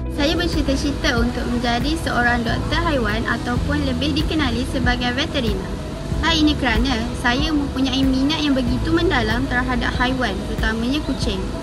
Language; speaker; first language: Malay; native; Malay